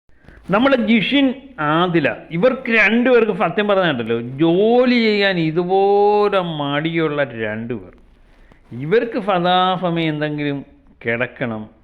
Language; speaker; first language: Malayalam; native; Malayalam